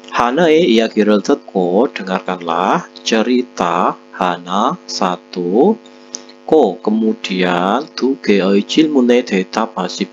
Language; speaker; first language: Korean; non-native, fluent; Indonesian